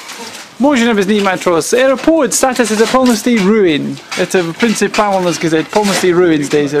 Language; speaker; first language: Russian; non-native, learner; English